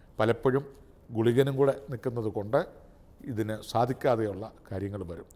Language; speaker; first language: Malayalam; native; Malayalam